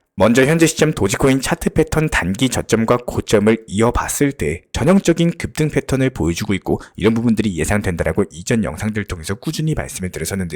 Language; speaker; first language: Korean; native; Korean